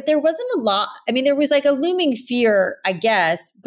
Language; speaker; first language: English; native; English